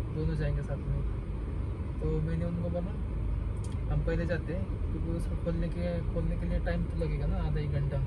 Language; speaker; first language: Hindi; non-native, local second language; Marathi